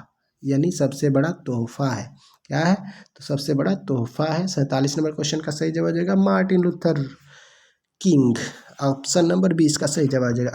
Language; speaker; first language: Hindi; non-native, local second language; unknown